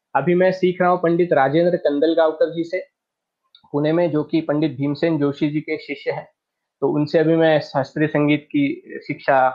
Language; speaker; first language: Hindi; non-native, local second language; Marathi